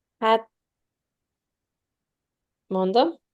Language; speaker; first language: Hungarian; non-native, learner; English